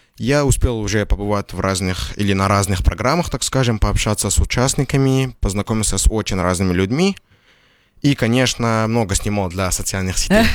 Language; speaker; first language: Russian; non-native, fluent; Arabic